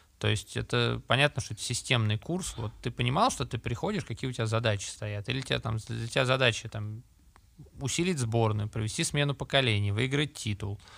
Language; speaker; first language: Russian; native; Russian